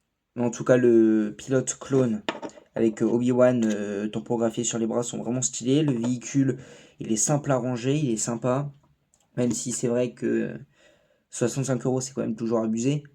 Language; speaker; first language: French; native; French